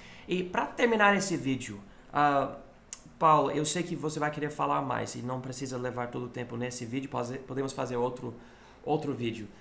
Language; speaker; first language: Portuguese; non-native, fluent; English